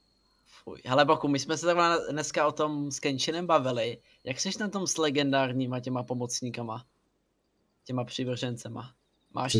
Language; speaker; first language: Czech; native; Czech